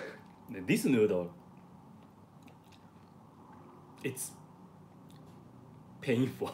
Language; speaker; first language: English; non-native, learner; Japanese